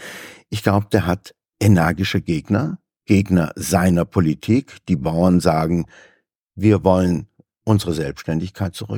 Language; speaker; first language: German; native; German